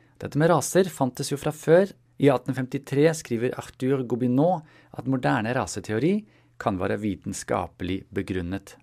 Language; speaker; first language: Norwegian; non-native, fluent; German